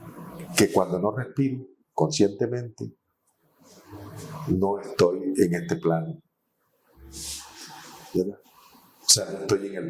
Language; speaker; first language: Spanish; native; Spanish